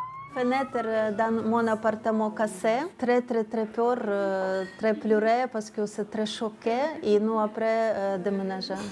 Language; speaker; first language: French; non-native, learner; Ukrainian